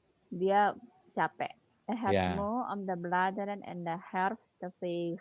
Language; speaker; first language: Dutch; non-native, learner; Indonesian